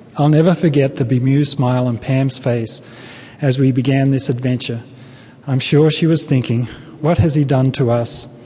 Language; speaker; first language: English; native; English